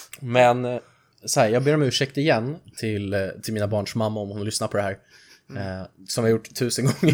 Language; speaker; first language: Swedish; native; Swedish